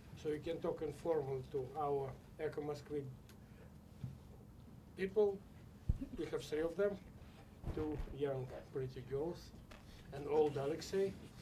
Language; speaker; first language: English; non-native, fluent; Russian